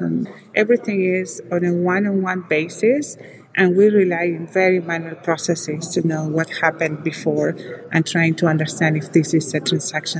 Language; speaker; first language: English; non-native, fluent; Spanish